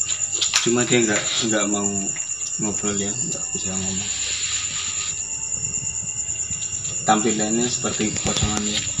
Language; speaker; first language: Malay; non-native, local second language; Javanese